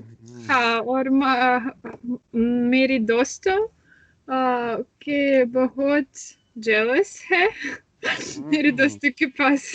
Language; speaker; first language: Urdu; non-native, learner; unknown